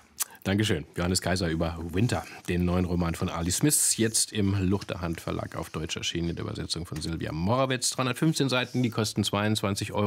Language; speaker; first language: German; native; German